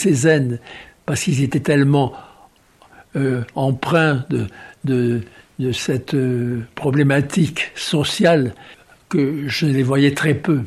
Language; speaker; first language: French; native; French